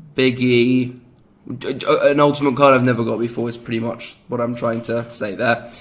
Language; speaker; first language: English; native; English